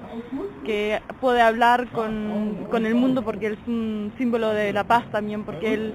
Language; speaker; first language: Spanish; non-native, fluent; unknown